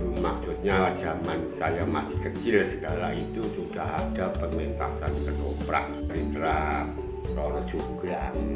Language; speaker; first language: Indonesian; non-native, local second language; Javanese